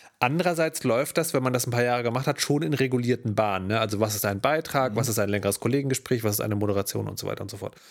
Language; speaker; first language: German; native; German